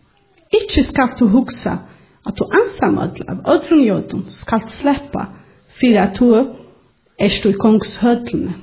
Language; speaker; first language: Norwegian; non-native, learner; Faroese